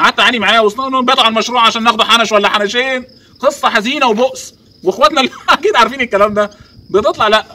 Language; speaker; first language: Arabic; native; Arabic